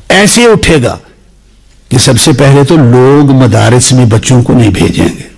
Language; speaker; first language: Urdu; non-native, local second language; Punjabi